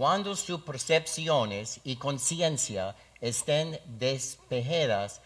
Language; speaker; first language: Spanish; non-native, learner; English